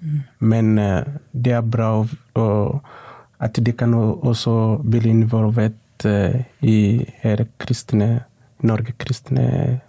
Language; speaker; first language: Norwegian; non-native, local second language; Swahili